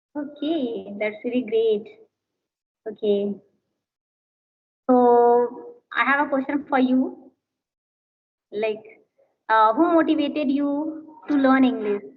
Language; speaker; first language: English; non-native, learner; Hindi